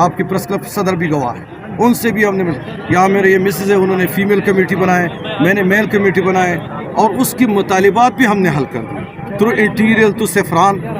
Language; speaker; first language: Urdu; non-native, local second language; Pashto